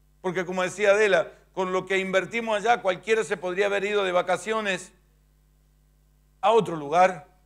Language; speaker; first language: Spanish; native; Spanish